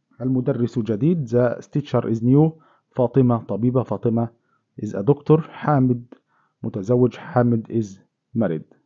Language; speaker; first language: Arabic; non-native, fluent; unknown